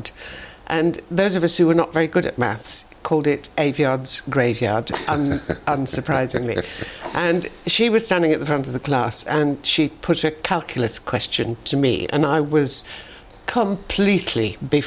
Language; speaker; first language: English; native; English